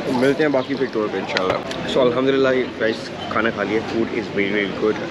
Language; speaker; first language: Urdu; non-native, local second language; Punjabi